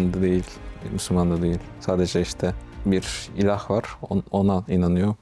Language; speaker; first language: Turkish; non-native, fluent; Russian